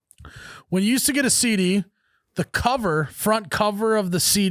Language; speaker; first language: English; native; English